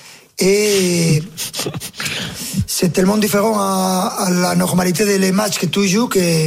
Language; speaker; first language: French; non-native, fluent; Spanish